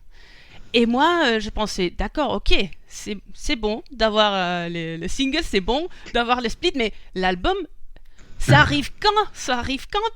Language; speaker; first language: French; non-native, fluent; Spanish